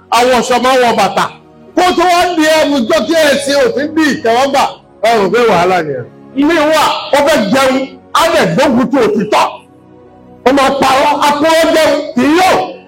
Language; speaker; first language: Yoruba; non-native, local second language; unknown